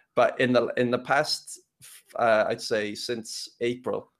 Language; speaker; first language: English; native; English